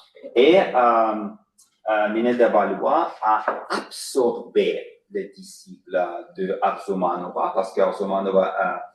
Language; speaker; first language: French; non-native, fluent; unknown